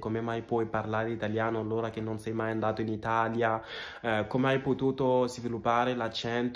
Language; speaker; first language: Italian; non-native, fluent; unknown